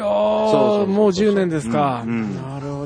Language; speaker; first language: Japanese; native; Japanese